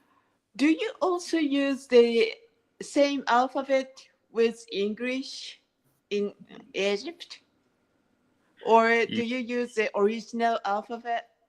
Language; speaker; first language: English; non-native, learner; Japanese